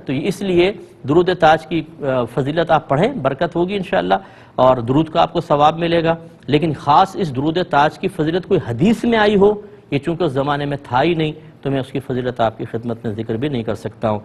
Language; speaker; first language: Urdu; native; Urdu